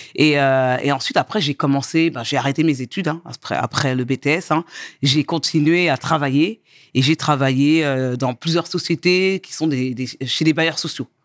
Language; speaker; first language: French; early bilingual, other home language; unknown